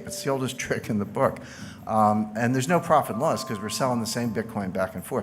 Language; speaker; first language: English; native; English